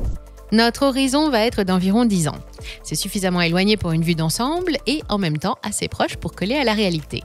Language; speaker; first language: French; native; French